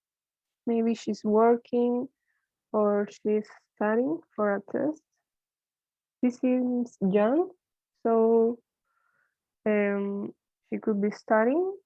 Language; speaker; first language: English; non-native, learner; Spanish